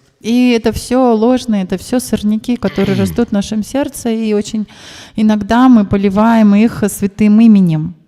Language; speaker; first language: Russian; native; Russian